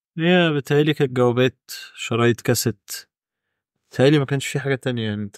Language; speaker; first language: Egyptian Arabic; early bilingual, heritage; Arabic